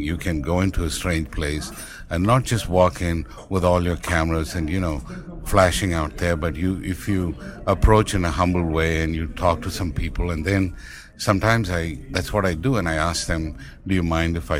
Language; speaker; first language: English; non-native, local second language; Tamil